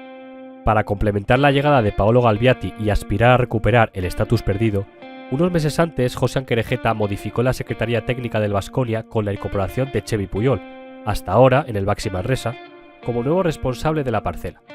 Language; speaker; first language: Spanish; native; Spanish